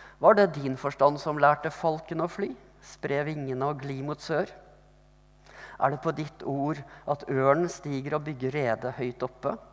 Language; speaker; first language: Norwegian; native; Norwegian